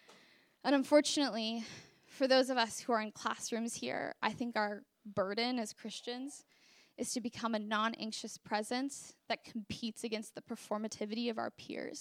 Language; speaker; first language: English; native; English